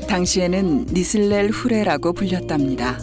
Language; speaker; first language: Korean; native; Korean